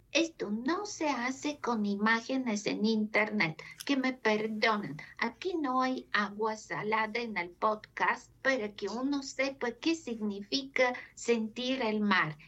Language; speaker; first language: Spanish; non-native, fluent; Bulgarian